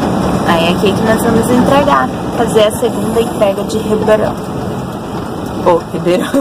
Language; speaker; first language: Portuguese; native; Portuguese